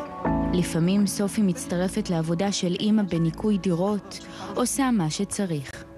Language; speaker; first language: Hebrew; native; Hebrew